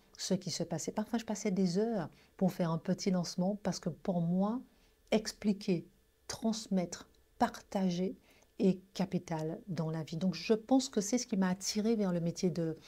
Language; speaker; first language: French; non-native, local second language; Guadeloupean Creole French